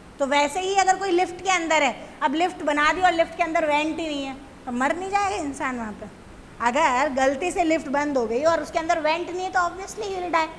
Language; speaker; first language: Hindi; native; Hindi